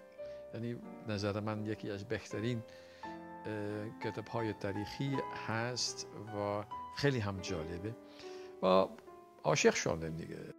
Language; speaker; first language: Persian; non-native, fluent; Dutch